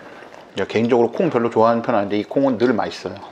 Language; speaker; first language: Korean; native; Korean